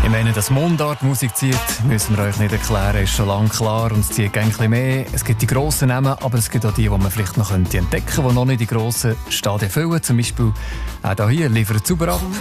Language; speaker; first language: German; native; German